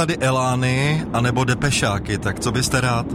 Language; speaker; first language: Czech; native; Czech